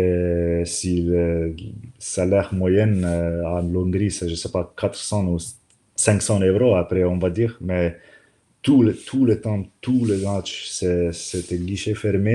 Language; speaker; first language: French; non-native, learner; Slovenian